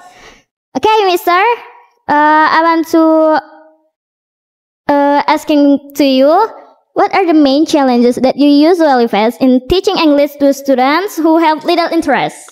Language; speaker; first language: English; non-native, learner; Indonesian